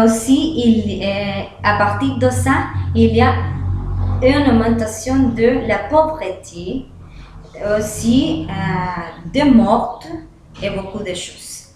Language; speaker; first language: French; non-native, learner; Spanish